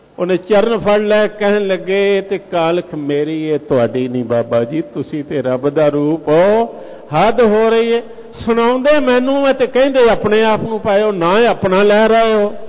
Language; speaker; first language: Punjabi; native; Punjabi